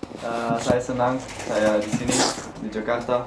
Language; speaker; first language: Indonesian; non-native, learner; Dutch